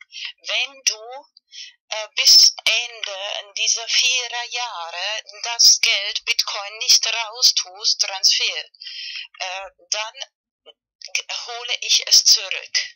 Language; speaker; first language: German; non-native, learner; Spanish